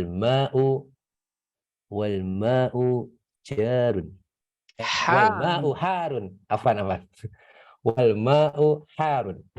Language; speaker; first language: Arabic; non-native, learner; Indonesian